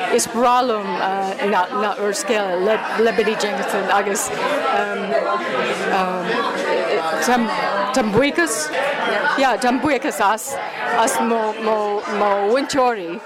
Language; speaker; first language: Irish; non-native, learner; English